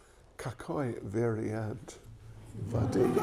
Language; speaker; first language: Russian; non-native, learner; English